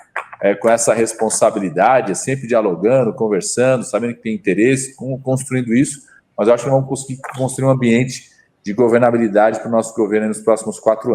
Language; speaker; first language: Portuguese; native; Portuguese